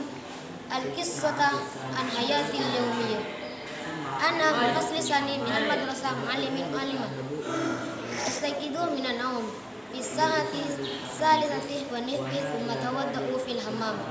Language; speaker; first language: Arabic; non-native, learner; Indonesian